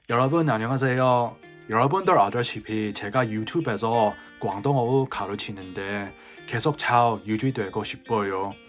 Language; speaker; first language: Korean; non-native, learner; Cantonese